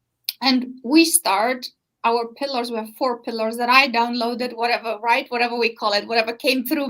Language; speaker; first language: English; non-native, fluent; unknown